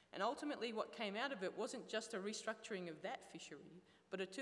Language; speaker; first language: English; native; English